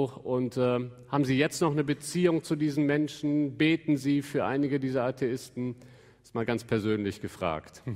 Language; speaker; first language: German; native; German